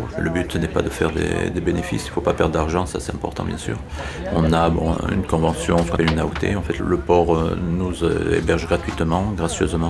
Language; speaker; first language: French; native; French